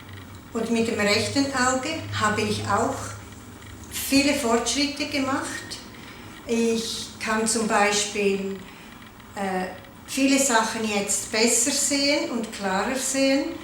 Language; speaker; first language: German; non-native, local second language; Italian